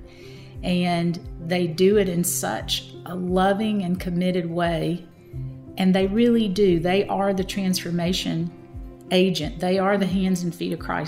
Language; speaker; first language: English; native; English